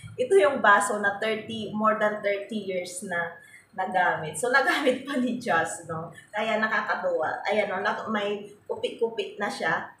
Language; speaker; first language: Filipino; native; Filipino